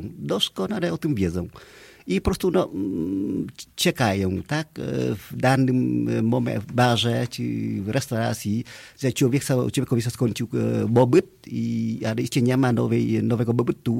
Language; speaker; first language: Polish; non-native, fluent; Vietnamese